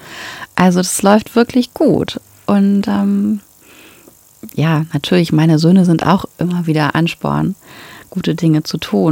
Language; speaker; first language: German; native; German